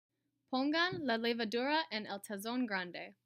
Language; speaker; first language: Spanish; non-native, learner; English